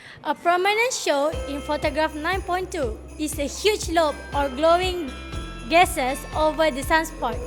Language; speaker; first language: English; non-native, local second language; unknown